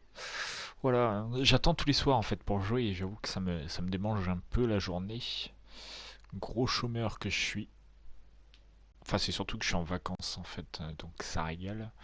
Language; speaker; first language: French; native; French